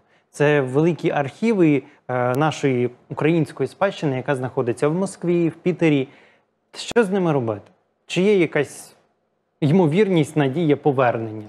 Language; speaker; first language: Ukrainian; native; Ukrainian